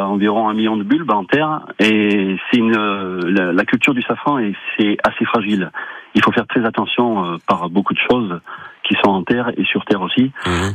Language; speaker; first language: French; native; French